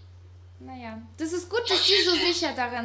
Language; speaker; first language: German; non-native, fluent; Russian